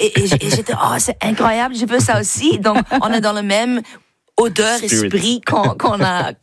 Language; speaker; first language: French; non-native, learner; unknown